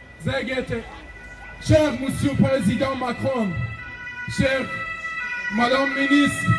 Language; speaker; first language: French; non-native, learner; Persian